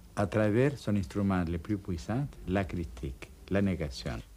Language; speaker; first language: French; non-native, fluent; Spanish